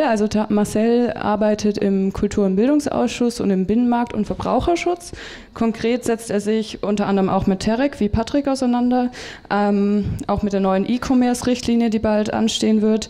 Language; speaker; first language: German; native; German